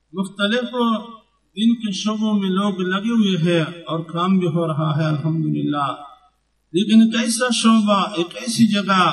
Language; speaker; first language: Urdu; non-native, local second language; Pashto